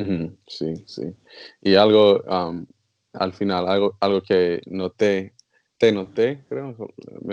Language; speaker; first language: Spanish; non-native, learner; English